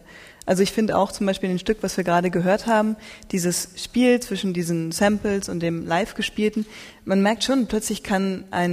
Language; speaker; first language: German; native; German